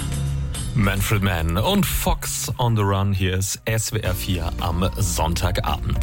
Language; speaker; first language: German; native; German